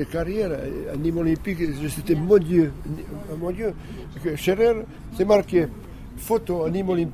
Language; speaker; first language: French; non-native, learner; Slovak